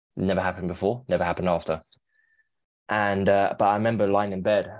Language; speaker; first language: English; native; English